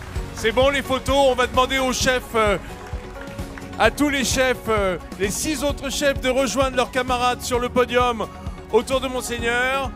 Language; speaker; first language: French; native; French